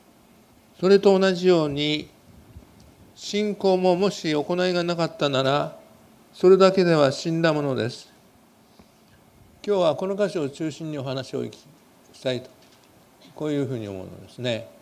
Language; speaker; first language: Japanese; native; Japanese